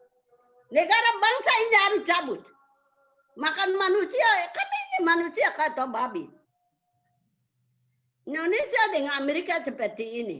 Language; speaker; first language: Indonesian; non-native, local second language; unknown